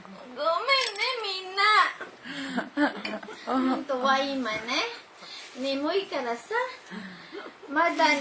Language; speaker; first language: Japanese; non-native, learner; Filipino